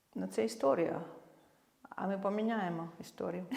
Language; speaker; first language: Ukrainian; non-native, fluent; French